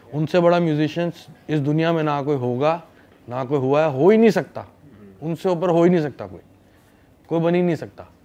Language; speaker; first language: Hindi; native; Hindi